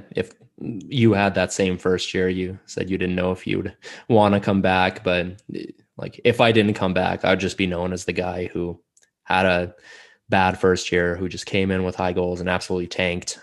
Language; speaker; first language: English; non-native, fluent; Russian